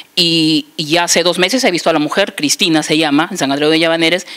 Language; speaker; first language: Spanish; native; Spanish